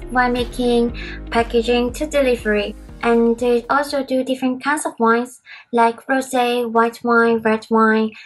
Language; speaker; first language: English; non-native, local second language; Cantonese